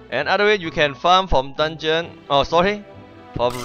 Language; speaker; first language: English; non-native, learner; Thai